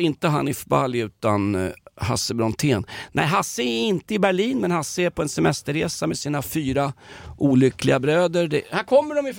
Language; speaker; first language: Swedish; native; Swedish